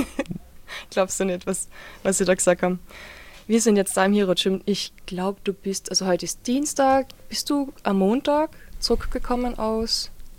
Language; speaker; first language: German; native; German